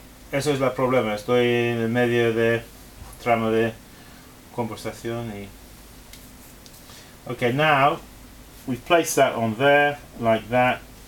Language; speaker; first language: Spanish; non-native, fluent; English